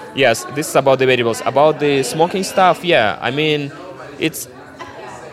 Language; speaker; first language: English; non-native, fluent; Russian